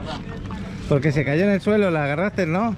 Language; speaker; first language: Spanish; native; Spanish